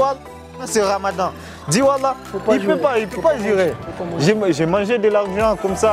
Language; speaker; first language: French; non-native, local second language; Rundi